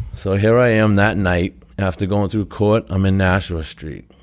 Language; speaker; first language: English; native; English